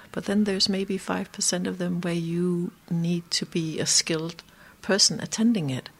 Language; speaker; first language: English; non-native, fluent; Danish